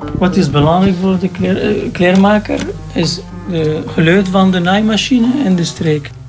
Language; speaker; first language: Dutch; non-native, learner; Arabic